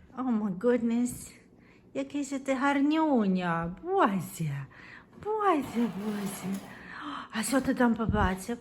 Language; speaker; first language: Ukrainian; native; Ukrainian